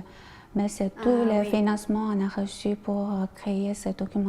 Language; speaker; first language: French; non-native, learner; Chinese